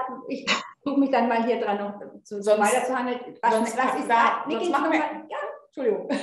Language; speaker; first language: German; native; German